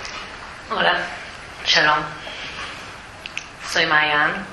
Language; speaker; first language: Spanish; early bilingual, heritage; Spanish